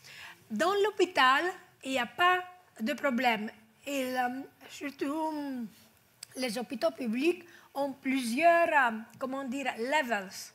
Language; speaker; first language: French; non-native, fluent; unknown